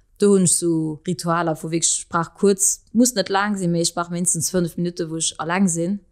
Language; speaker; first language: Luxembourgish; early bilingual, other home language; French